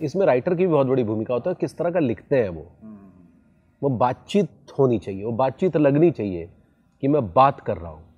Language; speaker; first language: Hindi; native; Hindi